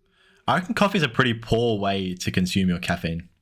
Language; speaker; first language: English; native; English